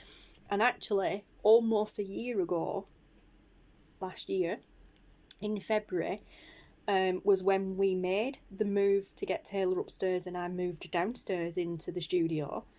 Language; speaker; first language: English; native; English